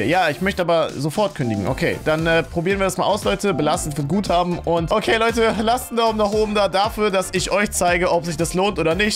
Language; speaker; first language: German; native; German